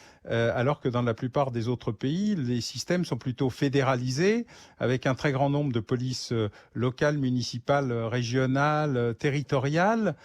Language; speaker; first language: French; native; French